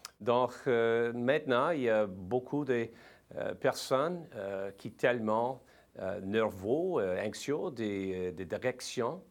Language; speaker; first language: French; non-native, learner; English